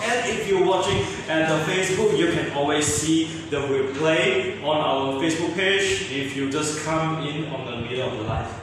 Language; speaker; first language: English; non-native, local second language; Chinese